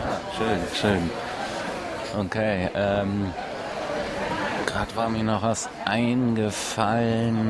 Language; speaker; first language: German; native; German